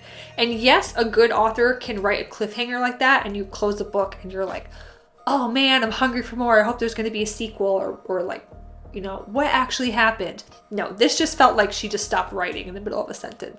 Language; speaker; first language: English; native; English